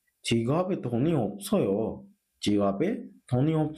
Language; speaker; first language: Korean; non-native, fluent; Sinhala